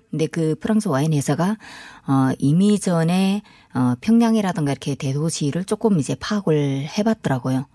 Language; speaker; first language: Korean; native; Korean